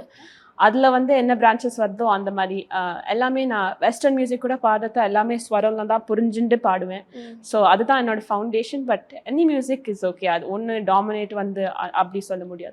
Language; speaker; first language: Tamil; early bilingual, heritage; Tamil